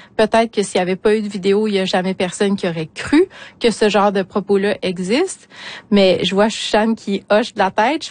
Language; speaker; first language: French; native; French